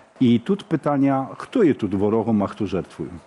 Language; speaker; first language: Polish; non-native, learner; Ukrainian